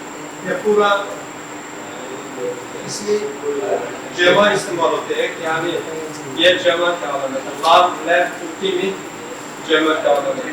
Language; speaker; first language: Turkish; non-native, learner; Urdu